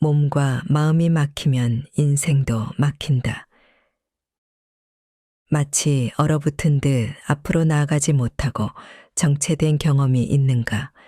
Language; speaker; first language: Korean; native; Korean